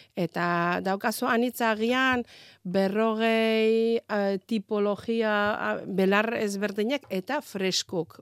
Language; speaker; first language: Basque; non-native, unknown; Azerbaijani